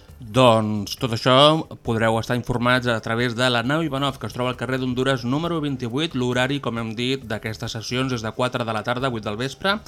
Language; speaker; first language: Catalan; native; Catalan